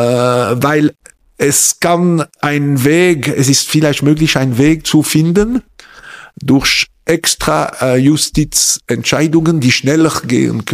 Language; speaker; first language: German; non-native, local second language; French